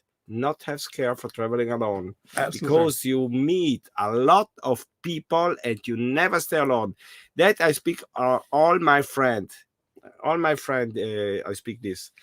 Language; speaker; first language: English; non-native, learner; German